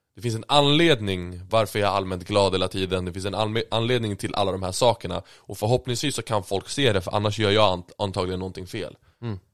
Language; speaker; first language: Swedish; native; Swedish